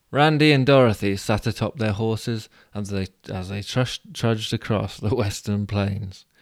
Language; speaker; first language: English; native; English